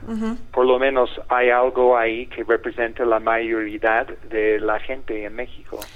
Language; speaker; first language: Spanish; non-native, fluent; English